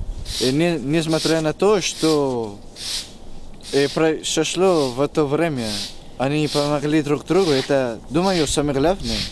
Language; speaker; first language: Russian; non-native, fluent; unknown